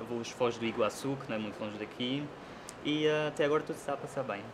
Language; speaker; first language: Portuguese; early bilingual, heritage; Portuguese